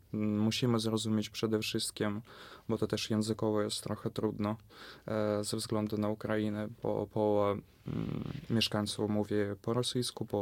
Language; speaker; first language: Polish; non-native, fluent; Russian